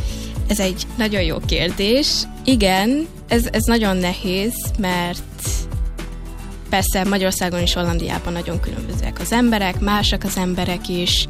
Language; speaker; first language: Hungarian; early bilingual, heritage; Hungarian